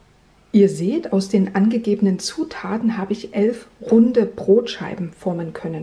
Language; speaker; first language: German; native; German